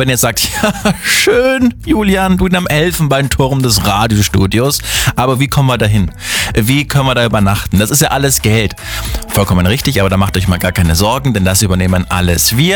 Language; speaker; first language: German; native; German